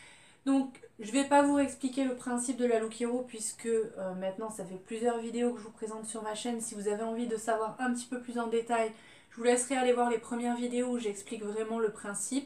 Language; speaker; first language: French; native; French